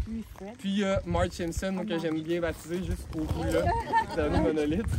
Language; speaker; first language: French; native; French